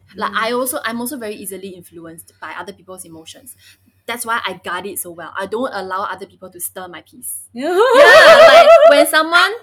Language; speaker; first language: English; early bilingual, other home language; Chinese